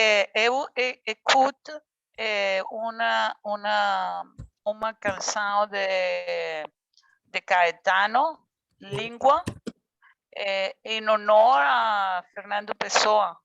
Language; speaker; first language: Portuguese; non-native, learner; Spanish